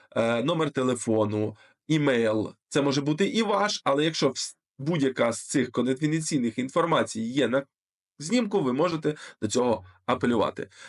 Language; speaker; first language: Ukrainian; non-native, local second language; Russian